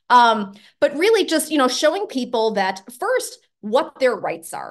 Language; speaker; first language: English; native; English